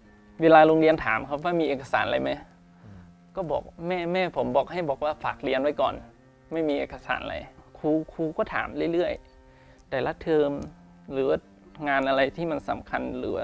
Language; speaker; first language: Thai; early bilingual, other home language; Shan